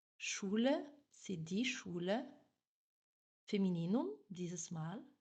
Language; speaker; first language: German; non-native, fluent; French